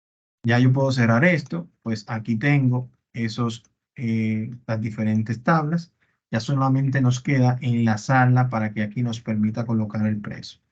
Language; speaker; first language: Spanish; native; Spanish